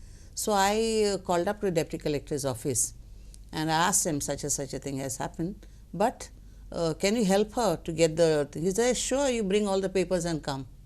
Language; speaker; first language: English; non-native, local second language; Konkani